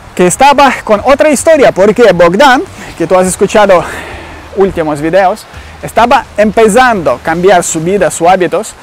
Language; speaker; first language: Spanish; non-native, learner; Ukrainian